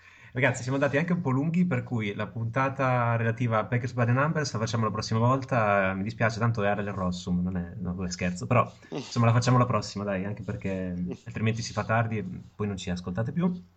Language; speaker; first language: Italian; native; Italian